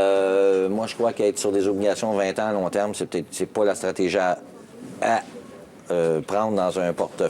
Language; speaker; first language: French; native; French